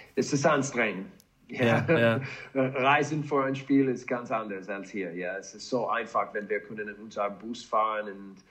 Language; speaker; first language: German; non-native, learner; English